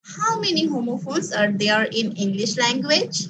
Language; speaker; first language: English; non-native, local second language; Bangla